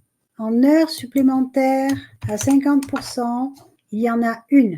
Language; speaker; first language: French; native; French